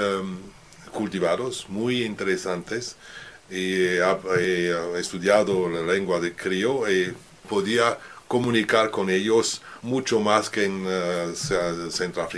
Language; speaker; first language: Spanish; non-native, learner; French